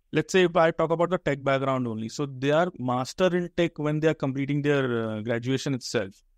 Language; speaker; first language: English; non-native, local second language; Hindi